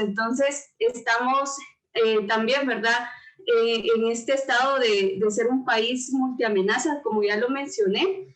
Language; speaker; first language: Spanish; native; Spanish